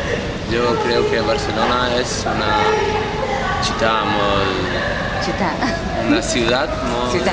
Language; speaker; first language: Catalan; non-native, learner; Italian